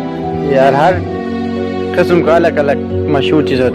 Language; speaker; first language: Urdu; non-native, local second language; Pashto